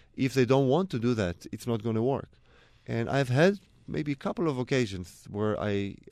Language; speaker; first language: English; non-native, fluent; Hebrew